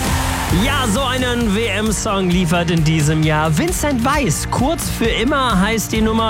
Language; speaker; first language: German; native; German